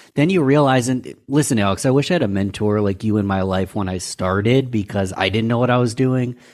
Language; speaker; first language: English; native; English